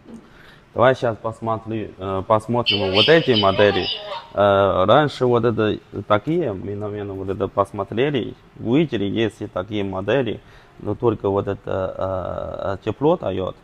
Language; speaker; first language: Russian; non-native, learner; Chinese